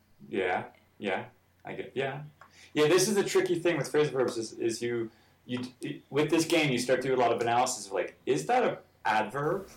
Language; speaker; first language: English; native; English